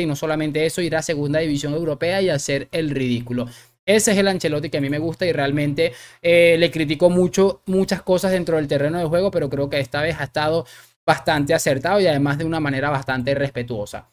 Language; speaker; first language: Spanish; native; Spanish